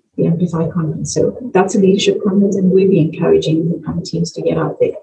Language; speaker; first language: English; native; English